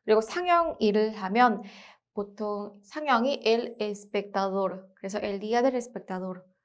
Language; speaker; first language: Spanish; non-native, fluent; Korean